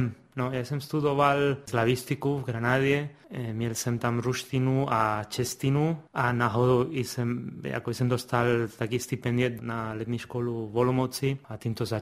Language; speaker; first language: Czech; non-native, fluent; Spanish